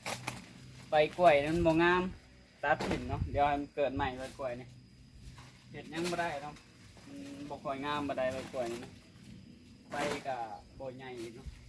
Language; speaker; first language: Thai; non-native, local second language; Lao